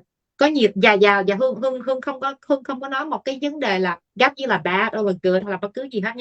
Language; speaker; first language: Vietnamese; native; Vietnamese